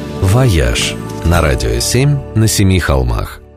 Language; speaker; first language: Russian; native; Russian